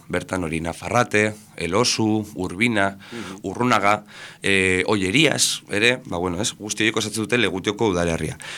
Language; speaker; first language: Basque; native; Basque